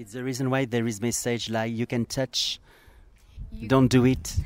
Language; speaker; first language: English; non-native, fluent; French